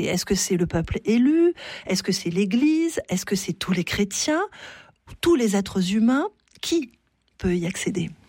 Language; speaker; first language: French; native; French